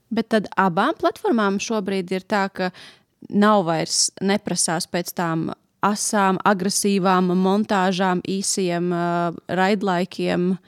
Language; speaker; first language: Latvian; native; Latvian